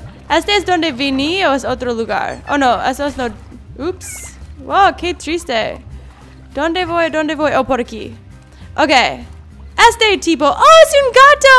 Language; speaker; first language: Spanish; non-native, learner; English